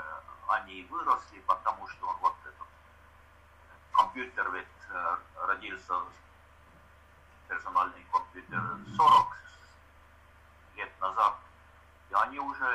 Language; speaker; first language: Russian; non-native, fluent; Estonian